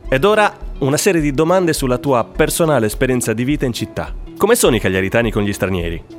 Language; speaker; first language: Italian; native; Italian